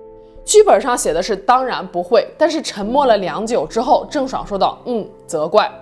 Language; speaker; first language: Chinese; native; Chinese